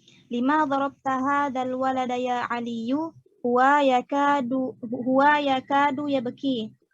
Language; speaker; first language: Arabic; non-native, learner; Indonesian